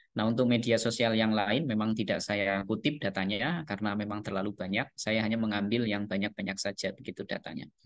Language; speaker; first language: Indonesian; non-native, local second language; Javanese